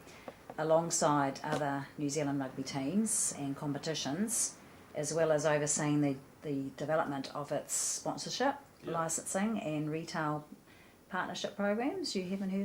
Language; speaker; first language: English; native; English